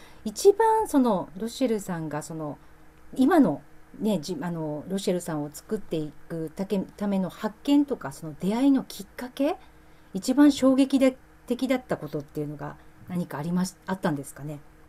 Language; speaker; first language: Japanese; native; Japanese